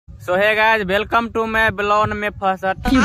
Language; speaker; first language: Hindi; non-native, local second language; Maithili